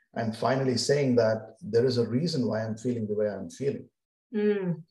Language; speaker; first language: English; non-native, local second language; Kannada